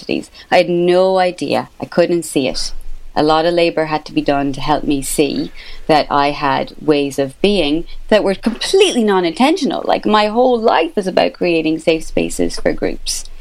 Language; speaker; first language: English; native; English